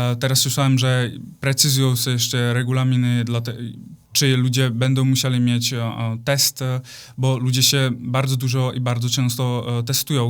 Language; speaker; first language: Polish; non-native, fluent; Czech